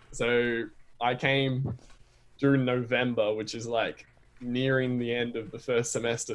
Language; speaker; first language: English; native; English